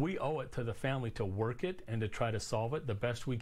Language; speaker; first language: English; native; English